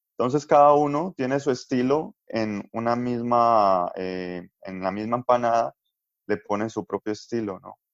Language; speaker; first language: Spanish; native; Spanish